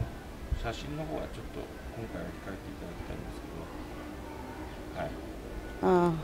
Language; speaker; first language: Japanese; native; Japanese